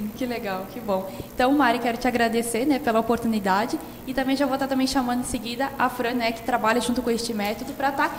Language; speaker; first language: Portuguese; native; Portuguese